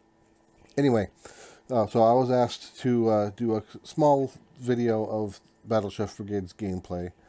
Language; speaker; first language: English; native; English